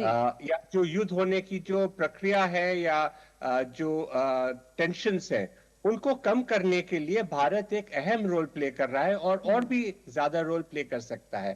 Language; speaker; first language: Hindi; native; Hindi